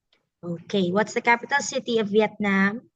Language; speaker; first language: English; non-native, fluent; Filipino